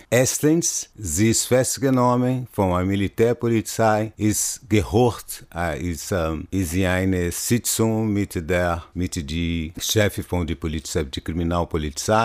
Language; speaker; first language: German; non-native, fluent; Portuguese